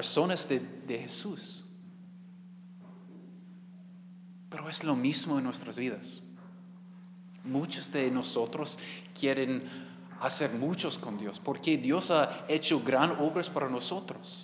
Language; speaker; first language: Spanish; non-native, learner; English